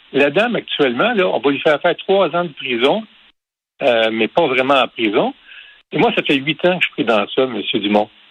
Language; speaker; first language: French; native; French